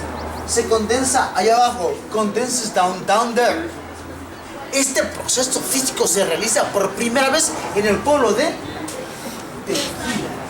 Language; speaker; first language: Spanish; native; Spanish